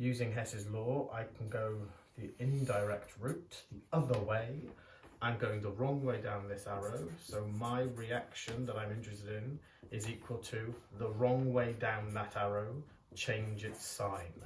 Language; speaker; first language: English; native; English